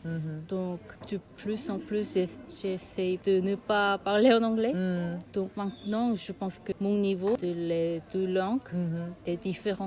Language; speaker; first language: French; non-native, learner; Korean